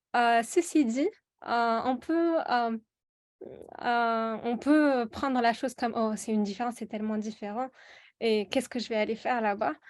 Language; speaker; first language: French; non-native, local second language; Arabic